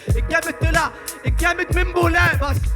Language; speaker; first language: Arabic; native; Arabic